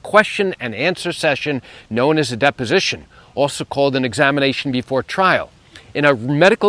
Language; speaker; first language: English; native; English